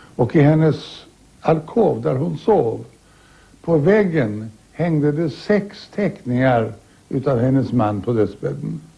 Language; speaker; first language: Swedish; native; Swedish